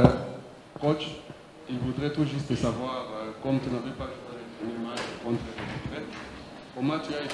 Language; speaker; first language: French; non-native, fluent; Swahili